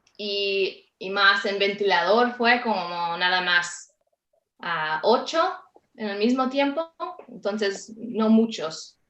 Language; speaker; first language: Spanish; early bilingual, heritage; Spanish